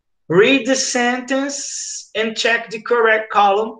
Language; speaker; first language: English; non-native, fluent; Portuguese